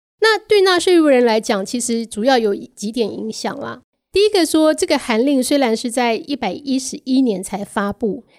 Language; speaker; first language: Chinese; native; Chinese